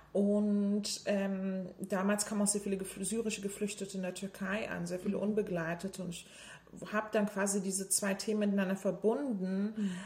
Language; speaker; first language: German; early bilingual, other home language; Turkish